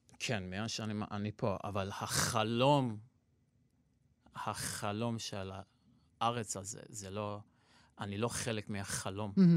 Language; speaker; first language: Hebrew; non-native, local second language; Armenian